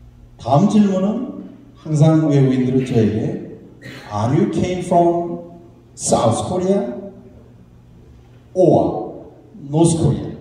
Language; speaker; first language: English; non-native, fluent; Korean